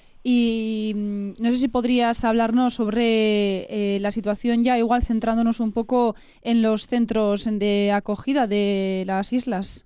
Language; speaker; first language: Spanish; native; Spanish